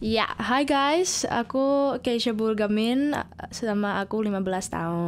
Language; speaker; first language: Indonesian; early bilingual, heritage; Indonesian